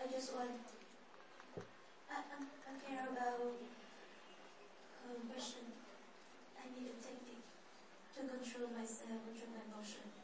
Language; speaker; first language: English; non-native, learner; Vietnamese